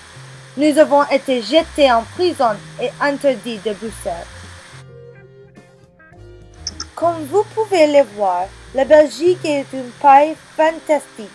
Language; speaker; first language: French; non-native, learner; English